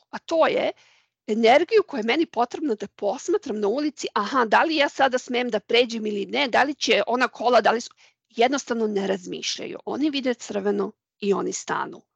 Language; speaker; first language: Serbian; native; Serbian